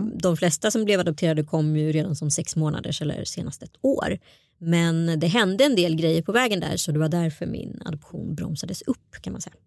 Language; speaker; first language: Swedish; early bilingual, other home language; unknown